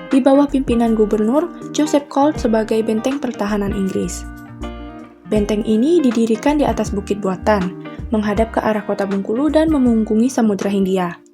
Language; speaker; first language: Indonesian; native; Indonesian